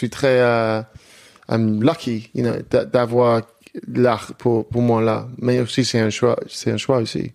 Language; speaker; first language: French; non-native, fluent; English